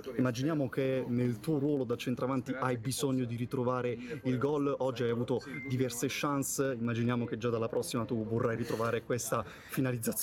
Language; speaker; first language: Italian; native; Italian